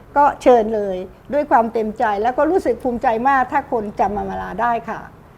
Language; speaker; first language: Thai; native; Thai